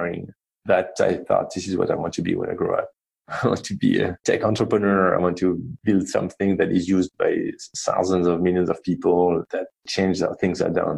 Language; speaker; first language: English; non-native, fluent; French